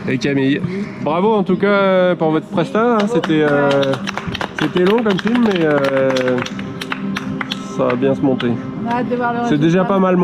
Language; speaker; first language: French; native; French